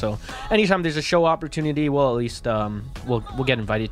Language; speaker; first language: English; native; English